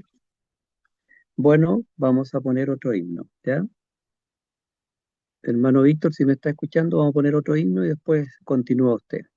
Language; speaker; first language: Spanish; native; Spanish